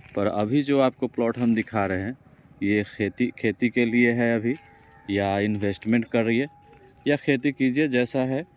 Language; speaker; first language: Hindi; native; Hindi